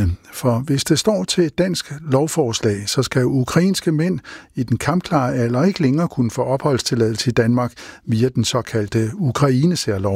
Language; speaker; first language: Danish; native; Danish